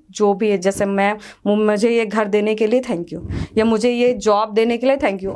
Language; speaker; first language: Hindi; native; Hindi